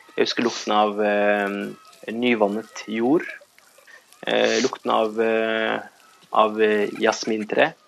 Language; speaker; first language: Norwegian; early bilingual, other home language; Kurdish